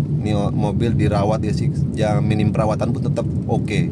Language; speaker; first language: Indonesian; native; Indonesian